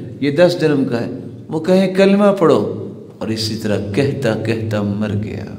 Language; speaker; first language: Urdu; non-native, local second language; Punjabi